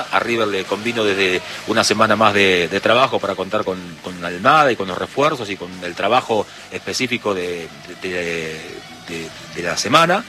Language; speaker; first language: Spanish; native; Spanish